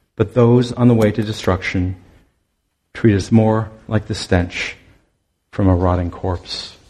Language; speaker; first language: English; native; English